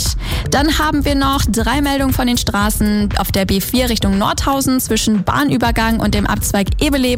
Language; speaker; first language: German; native; German